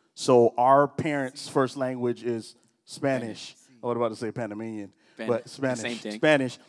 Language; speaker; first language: English; early bilingual, other home language; Spanish